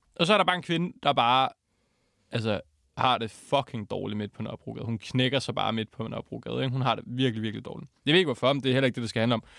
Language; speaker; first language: Danish; native; Danish